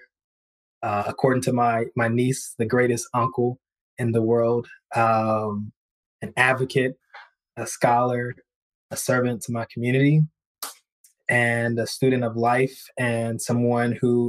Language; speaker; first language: English; native; English